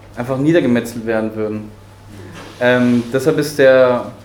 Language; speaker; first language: German; early bilingual, heritage; Spanish